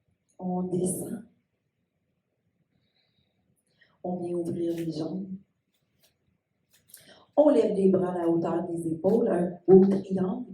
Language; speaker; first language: French; native; French